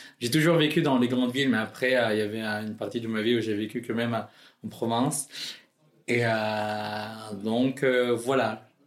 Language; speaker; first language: French; non-native, fluent; Filipino